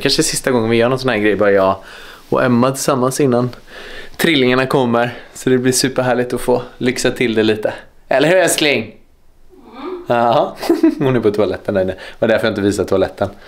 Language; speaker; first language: Swedish; native; Swedish